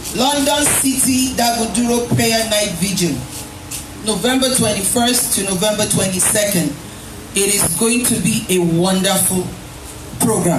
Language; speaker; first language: English; non-native, local second language; Yoruba